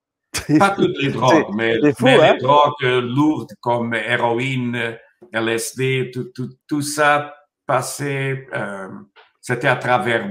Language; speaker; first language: French; non-native, fluent; Portuguese